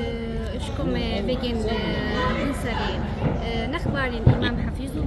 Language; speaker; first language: German; non-native, learner; Arabic